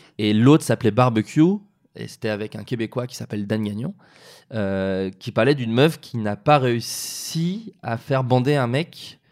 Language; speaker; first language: French; native; French